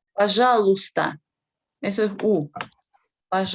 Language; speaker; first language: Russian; non-native, fluent; Spanish